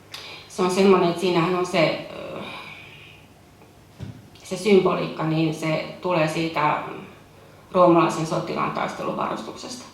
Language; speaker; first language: Finnish; native; Finnish